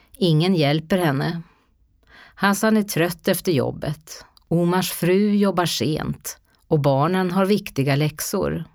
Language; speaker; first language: Swedish; native; Swedish